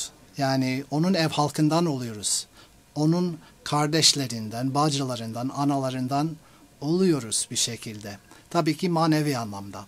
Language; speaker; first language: Turkish; non-native, fluent; English